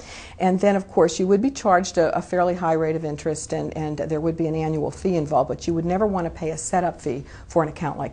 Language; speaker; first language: English; native; English